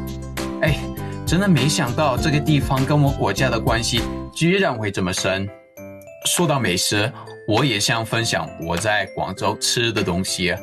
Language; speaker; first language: Chinese; non-native, fluent; English